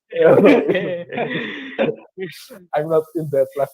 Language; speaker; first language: English; non-native, learner; Indonesian